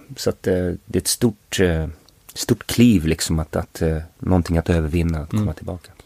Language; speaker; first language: Swedish; early bilingual, other home language; English